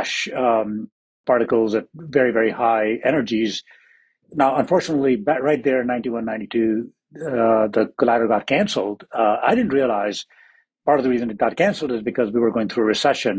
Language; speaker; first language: English; non-native, local second language; Hindi